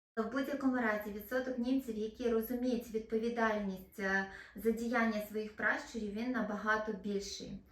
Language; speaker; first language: Ukrainian; non-native, local second language; Russian